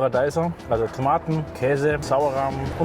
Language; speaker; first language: German; native; German